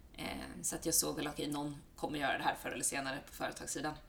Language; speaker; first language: Swedish; native; Swedish